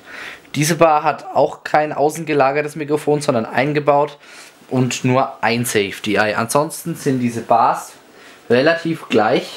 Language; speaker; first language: German; native; German